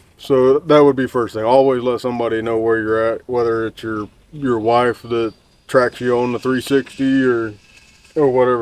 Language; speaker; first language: English; native; English